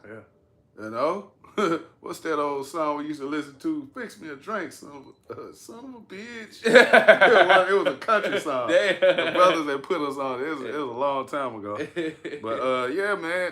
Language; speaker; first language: English; native; English